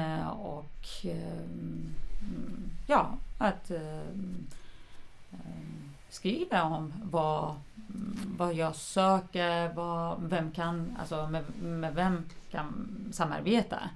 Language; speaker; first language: Swedish; non-native, fluent; Persian